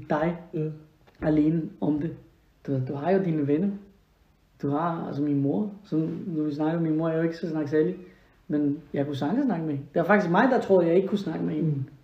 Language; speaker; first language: Danish; non-native, fluent; Spanish